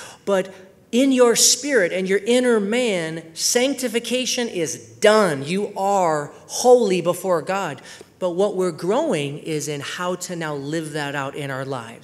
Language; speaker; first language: English; native; English